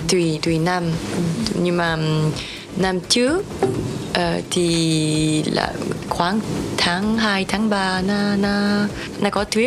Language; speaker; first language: Vietnamese; early bilingual, heritage; French